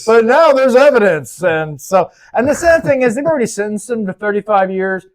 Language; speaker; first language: English; native; English